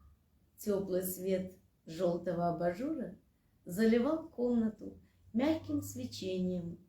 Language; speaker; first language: Russian; native; Russian